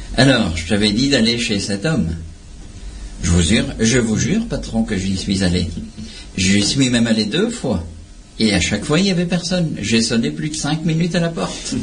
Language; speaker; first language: French; native; French